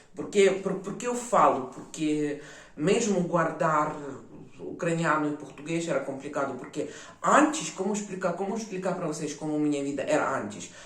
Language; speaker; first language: Portuguese; non-native, local second language; Ukrainian